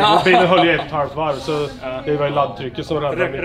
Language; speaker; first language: Swedish; native; Swedish